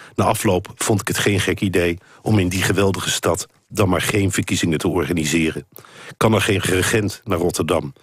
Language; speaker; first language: Dutch; native; Dutch